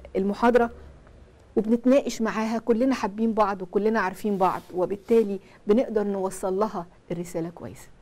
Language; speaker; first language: Arabic; native; Arabic